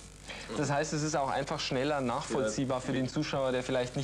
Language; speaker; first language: German; native; German